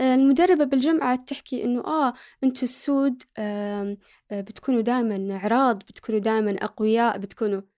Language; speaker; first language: Arabic; early bilingual, other home language; Somali